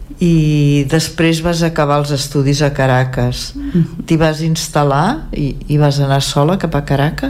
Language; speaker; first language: Catalan; native; Catalan